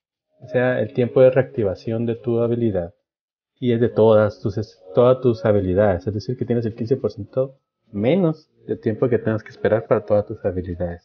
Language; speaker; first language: Spanish; native; Spanish